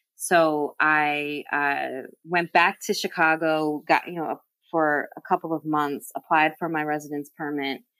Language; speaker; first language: English; native; English